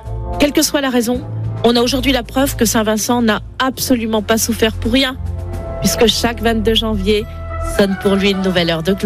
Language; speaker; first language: French; native; French